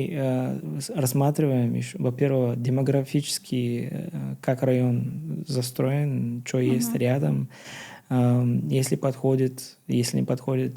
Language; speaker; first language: Russian; non-native, learner; Bulgarian